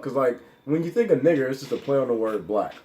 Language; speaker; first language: English; native; English